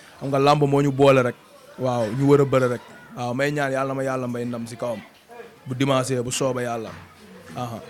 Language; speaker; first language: Wolof; native; Wolof